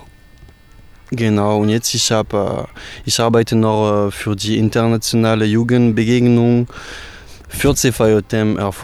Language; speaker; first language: German; non-native, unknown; French